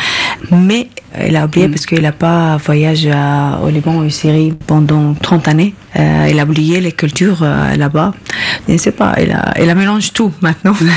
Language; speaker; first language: French; non-native, learner; Arabic